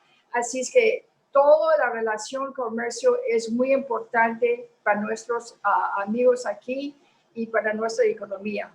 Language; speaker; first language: Spanish; early bilingual, heritage; Spanish